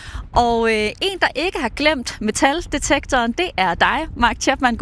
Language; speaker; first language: Danish; native; Danish